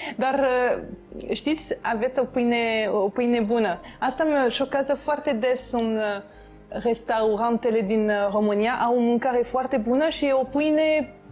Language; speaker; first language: Romanian; non-native, fluent; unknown